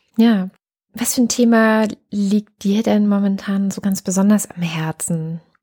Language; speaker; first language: German; native; German